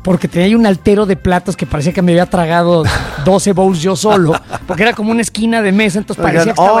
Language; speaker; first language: Spanish; native; Spanish